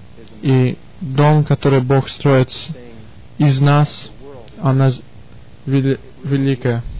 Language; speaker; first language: Russian; early bilingual, heritage; Russian